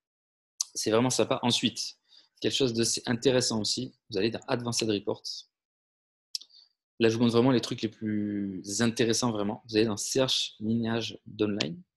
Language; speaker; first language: French; native; French